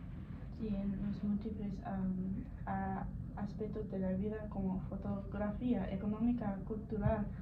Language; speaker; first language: Spanish; non-native, learner; English